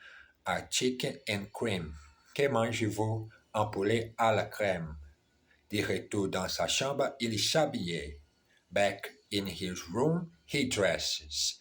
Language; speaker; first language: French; non-native, learner; Portuguese